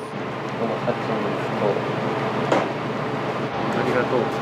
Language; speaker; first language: Japanese; native; Japanese